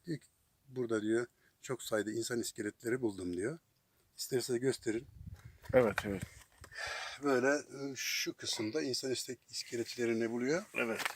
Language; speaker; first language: Turkish; native; Turkish